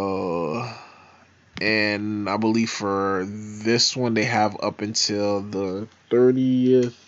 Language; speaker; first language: English; native; English